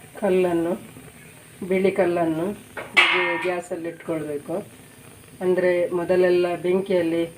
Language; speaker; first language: Kannada; non-native, local second language; Tulu